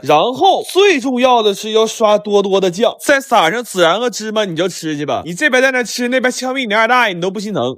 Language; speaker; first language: Chinese; native; Chinese